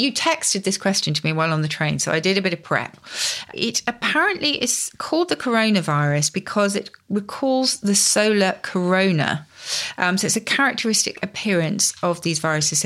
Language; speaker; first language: English; native; English